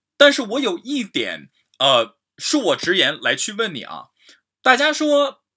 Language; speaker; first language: Chinese; native; Chinese